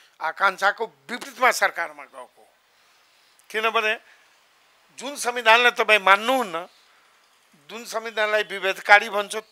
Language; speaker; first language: Nepali; non-native, local second language; Maithili